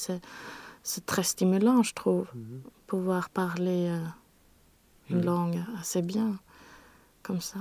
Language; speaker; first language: French; non-native, learner; Swedish